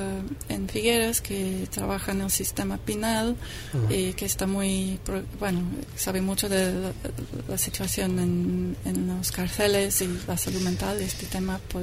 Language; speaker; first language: Spanish; non-native, fluent; English